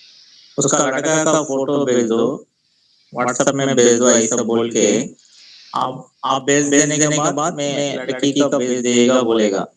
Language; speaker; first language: Hindi; non-native, local second language; Telugu